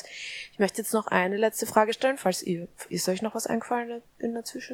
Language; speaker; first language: German; native; German